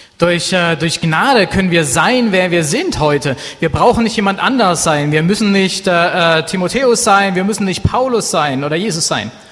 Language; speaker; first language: German; native; German